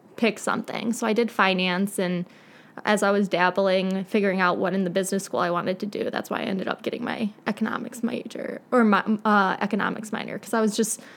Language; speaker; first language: English; native; English